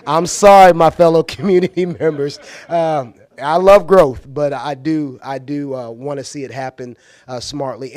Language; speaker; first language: English; native; English